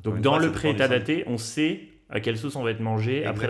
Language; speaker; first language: French; native; French